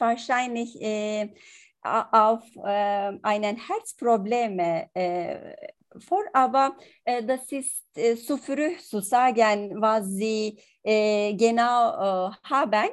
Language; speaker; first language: German; non-native, learner; Turkish